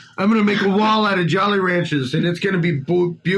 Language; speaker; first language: English; native; English